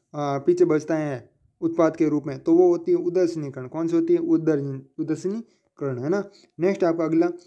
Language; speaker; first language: Hindi; native; Hindi